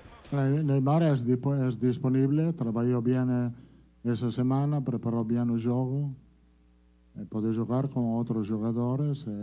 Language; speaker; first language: Portuguese; non-native, learner; Italian